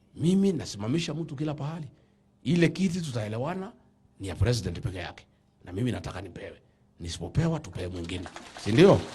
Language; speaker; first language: Swahili; non-native, local second language; Kikuyu